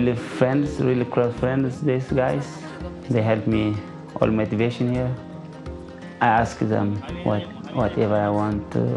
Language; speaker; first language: English; non-native, learner; Tigrinya